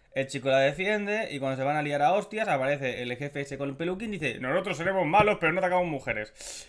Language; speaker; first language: Spanish; native; Spanish